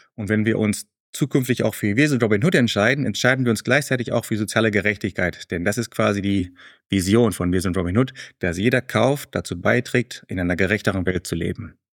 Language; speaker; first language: German; early bilingual, other home language; Spanish